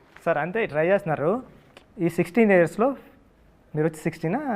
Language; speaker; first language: Telugu; native; Telugu